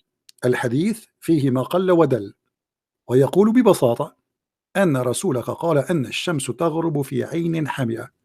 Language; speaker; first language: Arabic; native; Arabic